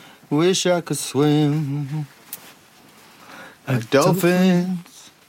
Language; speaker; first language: English; native; English